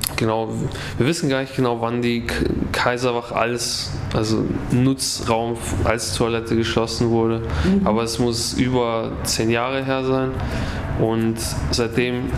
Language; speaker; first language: German; native; German